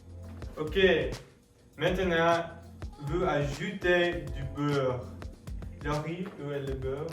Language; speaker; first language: French; non-native, learner; English